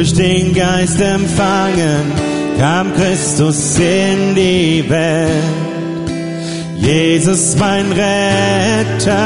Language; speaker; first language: German; non-native, fluent; English